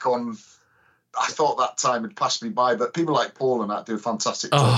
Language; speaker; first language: English; native; English